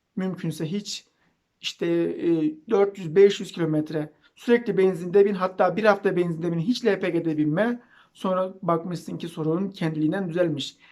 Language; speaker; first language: Turkish; native; Turkish